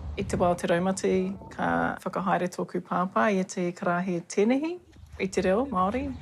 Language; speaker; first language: Māori; non-native, local second language; English